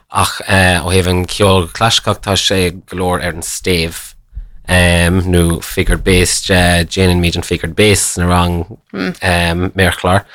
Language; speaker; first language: Irish; non-native, local second language; English